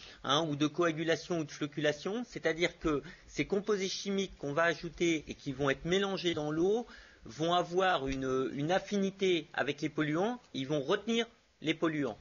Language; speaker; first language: French; native; French